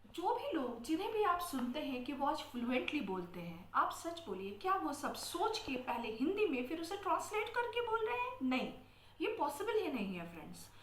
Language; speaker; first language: Hindi; native; Hindi